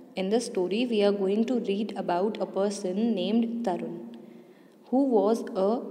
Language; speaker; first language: English; non-native, local second language; Hindi